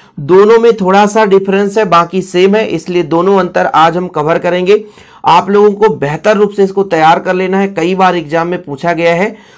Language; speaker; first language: Hindi; native; Hindi